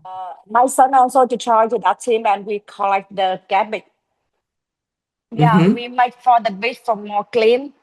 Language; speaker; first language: English; non-native, learner; Vietnamese